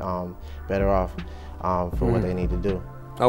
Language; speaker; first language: English; native; English